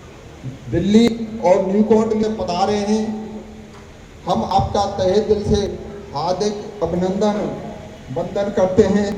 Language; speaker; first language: Hindi; native; Hindi